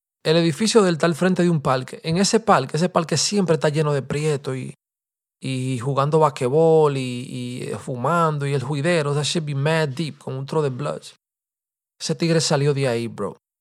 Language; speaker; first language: Spanish; early bilingual, heritage; Spanish